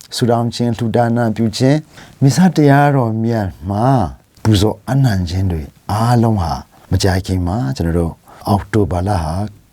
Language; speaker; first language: Burmese; non-native, local second language; Hakha Chin